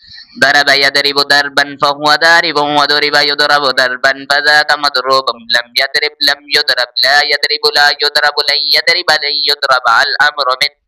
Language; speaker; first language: Arabic; non-native, learner; Urdu